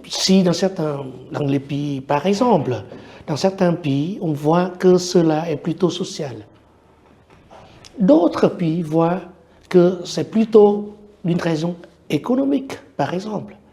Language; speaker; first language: French; non-native, fluent; Vietnamese